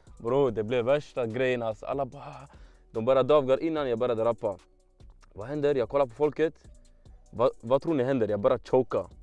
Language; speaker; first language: Swedish; early bilingual, heritage; Swedish